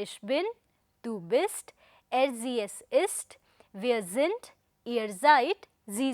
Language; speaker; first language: German; non-native, fluent; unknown